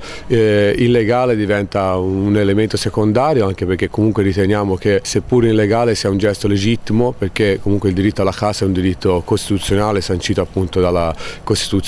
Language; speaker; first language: Italian; native; Italian